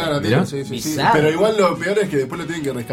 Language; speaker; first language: Spanish; native; Spanish